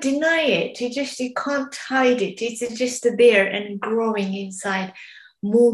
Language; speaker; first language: English; non-native, learner; Japanese